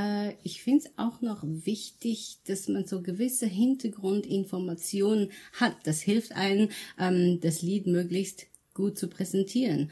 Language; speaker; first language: German; early bilingual, other home language; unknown